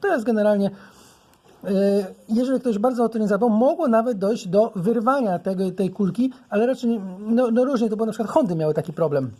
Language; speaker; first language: Polish; native; Polish